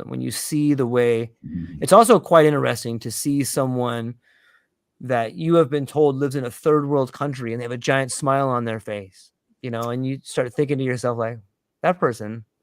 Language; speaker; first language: English; native; English